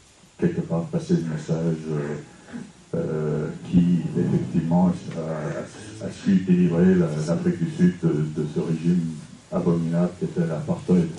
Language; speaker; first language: French; non-native, fluent; English